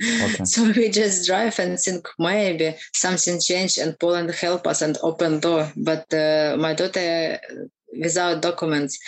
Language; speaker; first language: English; non-native, learner; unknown